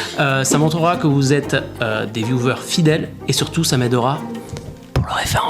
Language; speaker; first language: French; native; French